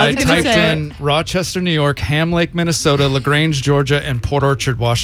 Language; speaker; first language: English; native; English